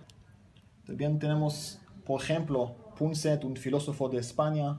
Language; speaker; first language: Spanish; non-native, learner; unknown